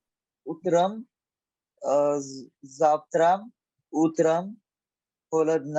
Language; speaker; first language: Russian; non-native, learner; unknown